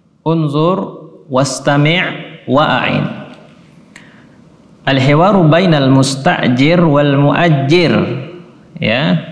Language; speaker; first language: Arabic; non-native, fluent; Indonesian